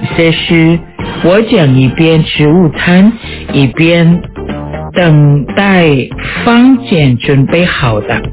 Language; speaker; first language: Chinese; non-native, fluent; Indonesian